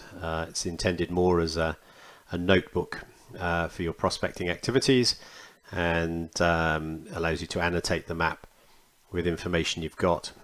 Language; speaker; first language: English; native; English